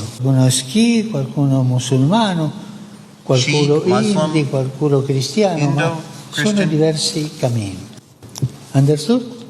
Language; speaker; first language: Italian; non-native, fluent; Spanish